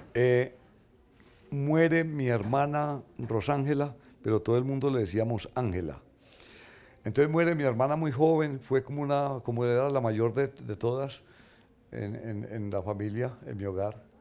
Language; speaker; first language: Spanish; native; Spanish